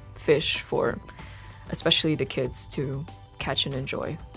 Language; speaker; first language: English; non-native, fluent; Russian